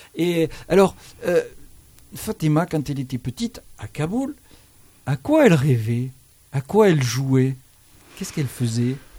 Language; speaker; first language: French; native; French